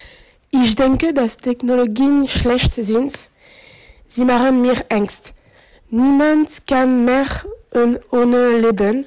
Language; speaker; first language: German; non-native, learner; French